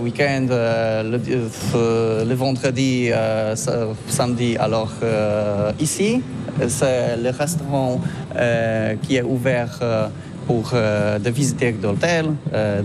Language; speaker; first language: French; non-native, learner; Polish